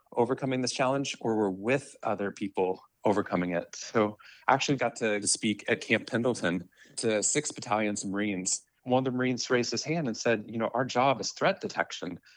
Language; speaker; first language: English; native; English